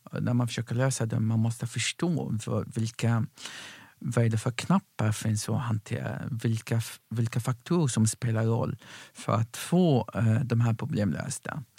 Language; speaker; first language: Swedish; non-native, fluent; Arabic